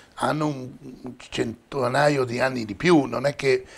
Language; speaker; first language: Italian; native; Italian